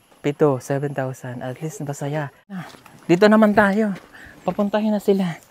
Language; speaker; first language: Filipino; native; Filipino